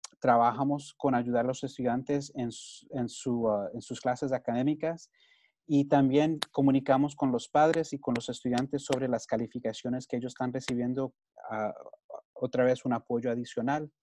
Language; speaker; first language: Spanish; early bilingual, heritage; Spanish